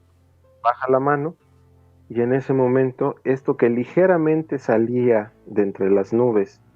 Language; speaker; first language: Spanish; native; Spanish